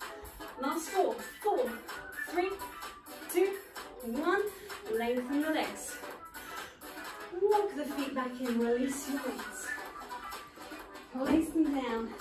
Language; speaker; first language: English; native; English